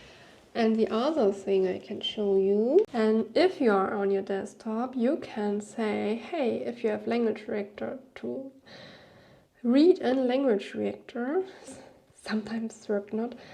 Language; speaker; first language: English; non-native, fluent; German